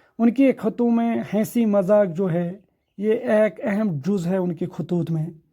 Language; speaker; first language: Urdu; non-native, local second language; Kashmiri